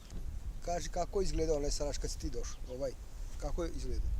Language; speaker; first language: Bosnian; native; Bosnian